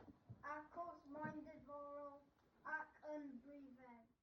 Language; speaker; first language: Welsh; non-native, local second language; English